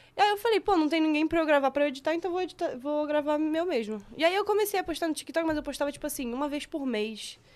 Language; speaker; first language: Portuguese; native; Portuguese